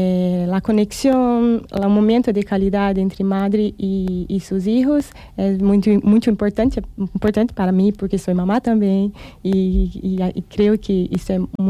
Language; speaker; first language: Spanish; non-native, learner; Portuguese